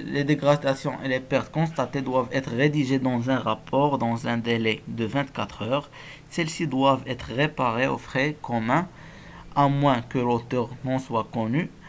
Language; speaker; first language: French; non-native, local second language; Arabic